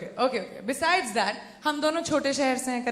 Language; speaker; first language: Hindi; native; Hindi